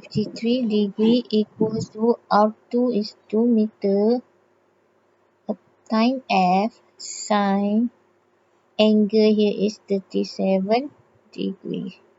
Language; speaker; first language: English; non-native, local second language; Malay